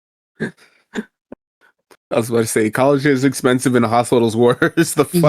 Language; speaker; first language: English; native; English